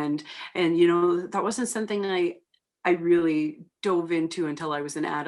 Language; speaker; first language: English; native; English